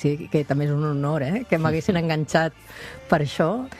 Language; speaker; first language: Catalan; native; Catalan